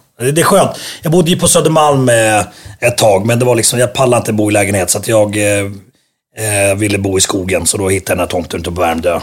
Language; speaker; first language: Swedish; early bilingual, other home language; Finnish